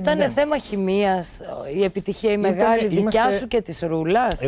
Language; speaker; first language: Greek; native; Greek